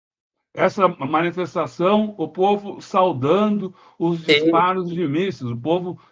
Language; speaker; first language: Portuguese; native; Portuguese